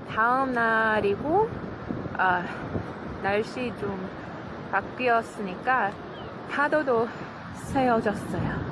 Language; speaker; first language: Korean; non-native, learner; English